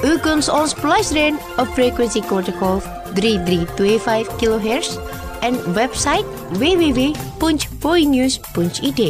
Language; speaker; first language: Dutch; non-native, fluent; Indonesian